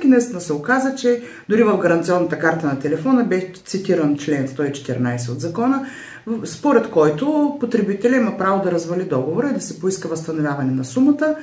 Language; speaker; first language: Bulgarian; native; Bulgarian